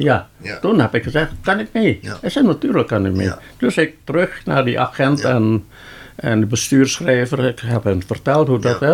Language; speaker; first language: Dutch; non-native, local second language; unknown